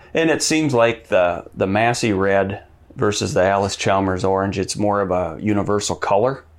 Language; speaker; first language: English; native; English